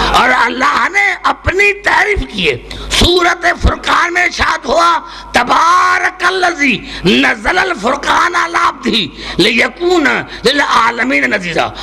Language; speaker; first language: Urdu; non-native, local second language; Sindhi